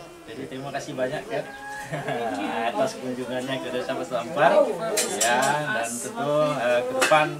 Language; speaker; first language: Indonesian; native; Indonesian